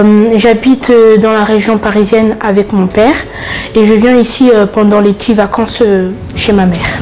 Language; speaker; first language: French; early bilingual, other home language; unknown